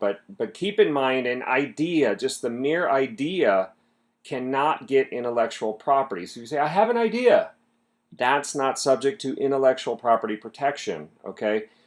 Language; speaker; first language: English; native; English